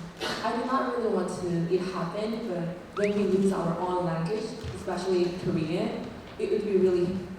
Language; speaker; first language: English; non-native, learner; Korean